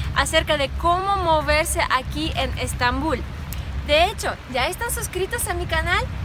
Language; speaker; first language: Spanish; non-native, fluent; Ukrainian